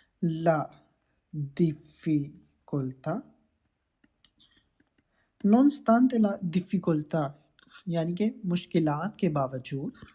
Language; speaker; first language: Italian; non-native, learner; Urdu